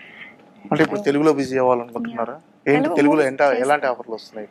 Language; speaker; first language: Telugu; native; Telugu